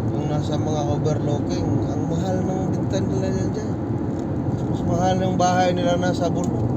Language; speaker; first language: Filipino; non-native, local second language; Cebuano